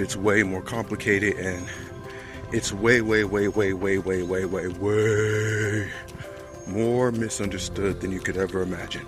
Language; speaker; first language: English; native; English